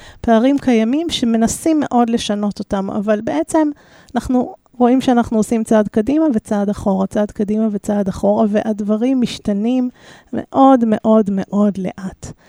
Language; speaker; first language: Hebrew; native; Hebrew